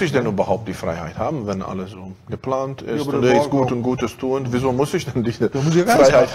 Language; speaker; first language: German; non-native, fluent; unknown